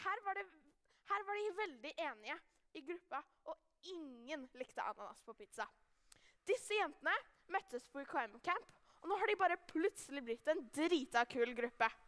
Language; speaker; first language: Norwegian; native; Norwegian